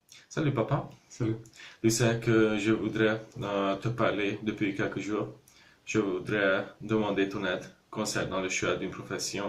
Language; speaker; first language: French; non-native, learner; Hungarian